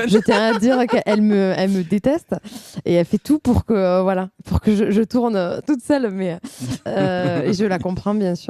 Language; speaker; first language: French; native; French